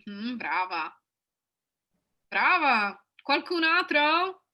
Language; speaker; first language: Italian; non-native, fluent; English